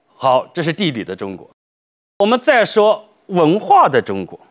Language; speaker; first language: Chinese; native; Chinese